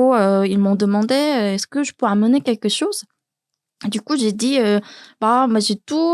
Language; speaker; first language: French; non-native, learner; Korean